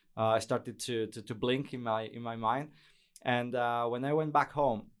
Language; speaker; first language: English; non-native, fluent; Spanish